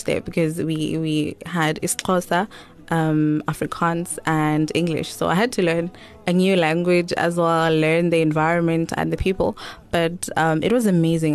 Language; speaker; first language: English; non-native, local second language; Xhosa